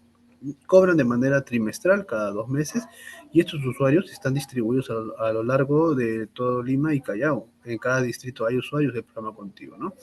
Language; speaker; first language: Spanish; native; Spanish